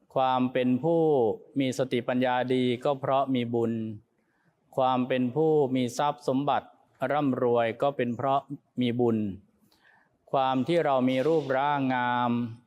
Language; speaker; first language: Thai; native; Thai